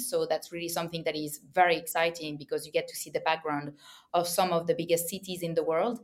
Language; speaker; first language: English; non-native, fluent; French